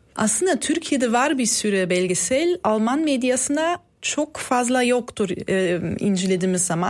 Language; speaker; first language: Turkish; non-native, fluent; German